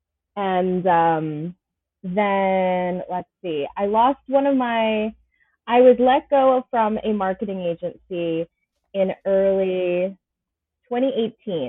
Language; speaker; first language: English; native; English